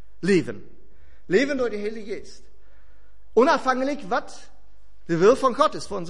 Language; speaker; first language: Dutch; non-native, fluent; German